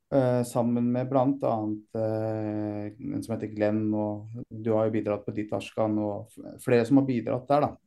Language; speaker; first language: Norwegian; early bilingual, other home language; Persian